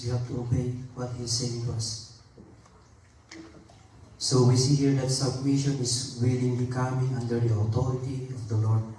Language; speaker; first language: English; non-native, local second language; Filipino